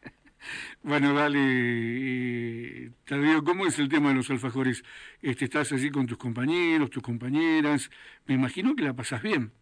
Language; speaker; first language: Spanish; native; Spanish